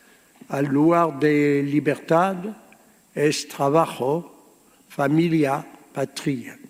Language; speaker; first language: Spanish; early bilingual, heritage; Spanish